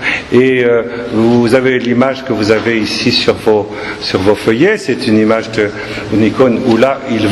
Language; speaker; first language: French; native; French